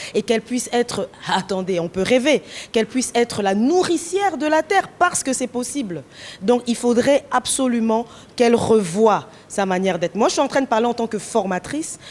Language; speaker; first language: French; non-native, local second language; Lingala